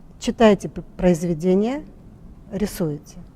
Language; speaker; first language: Russian; native; Russian